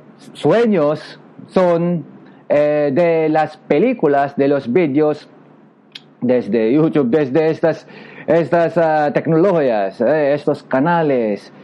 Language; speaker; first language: Spanish; non-native, learner; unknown